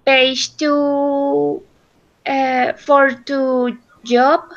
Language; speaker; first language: English; non-native, learner; Spanish